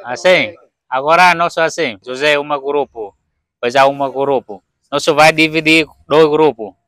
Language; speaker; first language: Portuguese; non-native, learner; Vietnamese